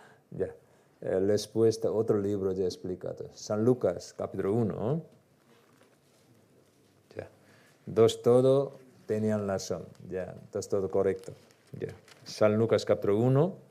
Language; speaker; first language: Spanish; non-native, learner; Korean